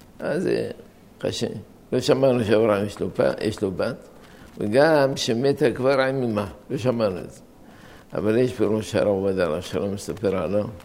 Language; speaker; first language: Hebrew; non-native, fluent; Arabic